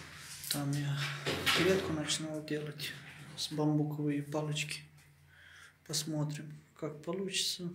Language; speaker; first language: Russian; non-native, local second language; Romanian